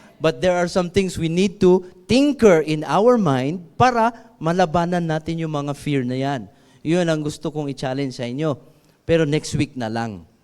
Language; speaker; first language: Filipino; non-native, local second language; Iloko